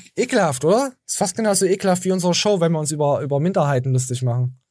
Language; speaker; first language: German; native; German